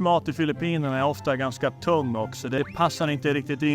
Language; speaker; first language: Swedish; native; Swedish